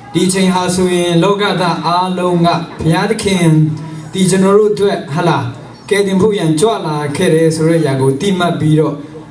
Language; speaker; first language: Burmese; non-native, local second language; Kachin